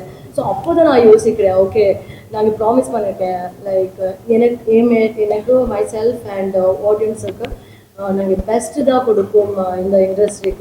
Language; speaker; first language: Tamil; non-native, fluent; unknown